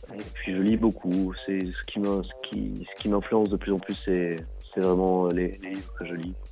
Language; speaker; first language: French; native; French